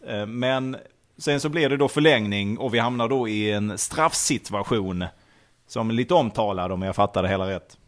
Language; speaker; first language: Swedish; native; Swedish